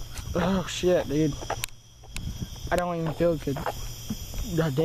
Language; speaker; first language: English; native; English